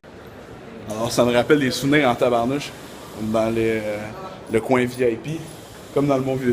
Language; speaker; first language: French; native; French